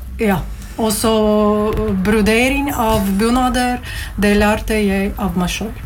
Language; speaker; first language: Norwegian; non-native, learner; Latvian